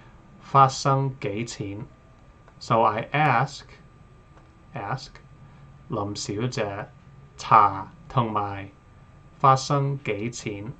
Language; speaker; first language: Cantonese; non-native, learner; English